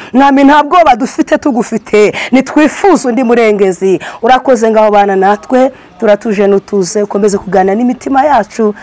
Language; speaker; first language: Kinyarwanda; native; Kinyarwanda